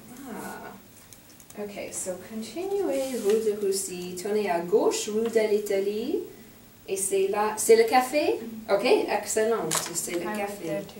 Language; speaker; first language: French; non-native, fluent; English